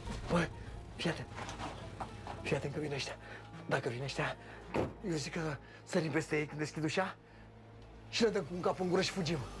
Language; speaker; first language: Romanian; native; Romanian